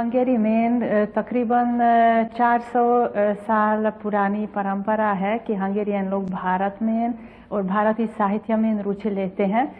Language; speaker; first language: Hindi; non-native, fluent; Hungarian